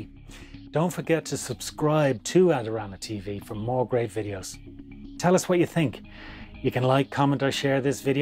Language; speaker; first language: English; native; English